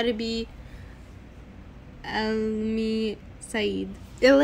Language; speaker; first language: Arabic; non-native, learner; English